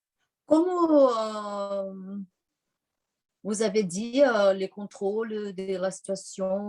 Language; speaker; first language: French; non-native, fluent; Portuguese